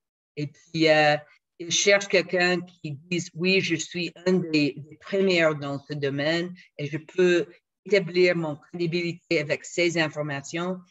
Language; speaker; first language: French; non-native, fluent; English